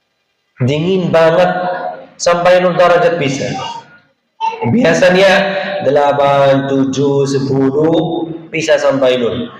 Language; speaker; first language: Indonesian; non-native, fluent; Arabic